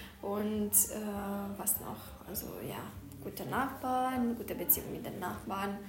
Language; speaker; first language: German; non-native, fluent; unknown